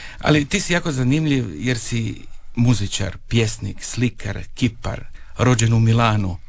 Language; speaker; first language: Croatian; native; Croatian